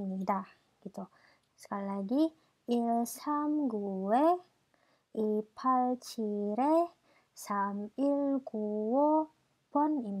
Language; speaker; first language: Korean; non-native, fluent; Indonesian